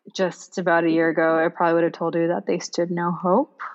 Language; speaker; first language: English; non-native, local second language; Cantonese